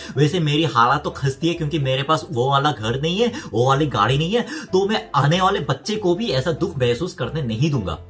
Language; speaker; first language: Hindi; non-native, fluent; Korean